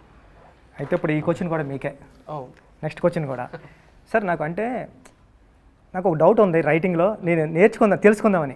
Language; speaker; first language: Telugu; native; Telugu